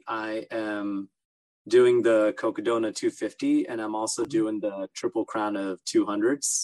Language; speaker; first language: English; native; English